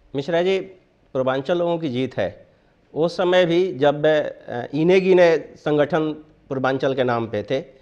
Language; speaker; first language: Hindi; native; Hindi